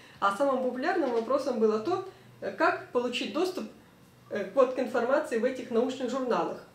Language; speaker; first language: Russian; native; Russian